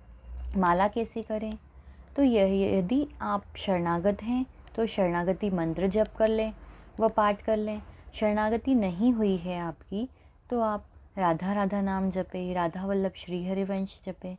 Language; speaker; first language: Hindi; native; Hindi